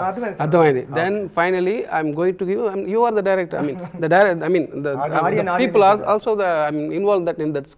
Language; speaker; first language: Telugu; non-native, learner; Tamil